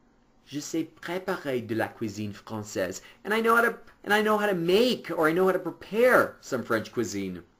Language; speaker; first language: French; non-native, fluent; English